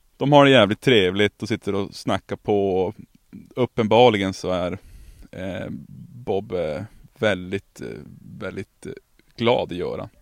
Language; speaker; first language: Swedish; native; Swedish